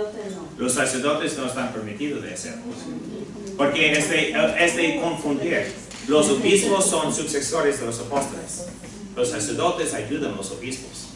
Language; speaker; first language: Spanish; non-native, fluent; English